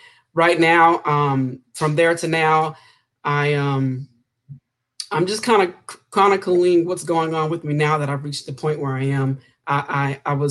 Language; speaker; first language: English; native; English